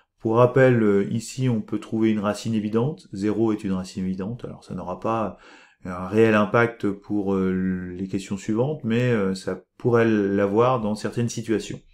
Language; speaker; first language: French; native; French